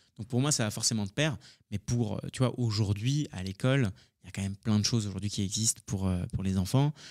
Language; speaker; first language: French; early bilingual, other home language; Hindi